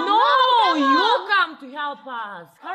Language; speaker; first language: English; non-native, learner; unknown